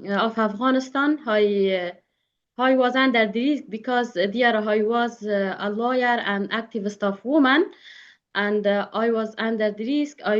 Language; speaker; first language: English; non-native, learner; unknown